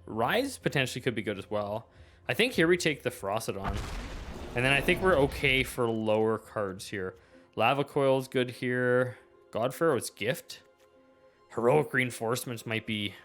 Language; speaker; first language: English; native; English